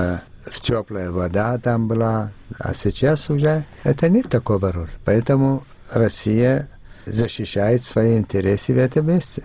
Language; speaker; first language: Russian; non-native, fluent; Arabic